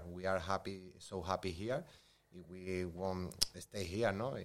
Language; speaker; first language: English; non-native, learner; Spanish